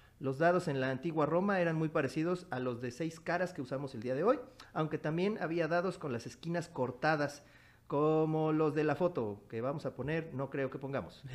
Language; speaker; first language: Spanish; native; Spanish